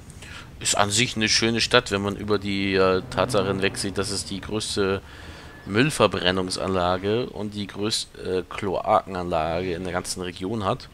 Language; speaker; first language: German; native; German